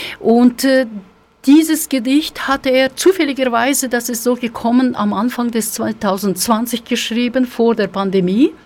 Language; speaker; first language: German; non-native, fluent; Russian